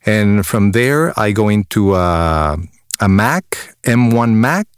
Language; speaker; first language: English; non-native, fluent; Spanish